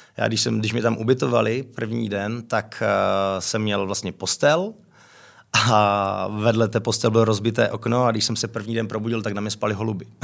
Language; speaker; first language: Czech; native; Czech